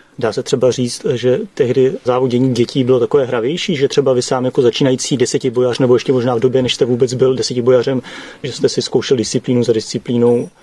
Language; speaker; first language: Czech; native; Czech